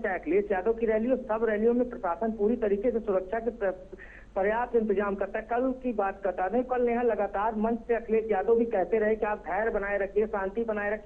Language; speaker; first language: Hindi; native; Hindi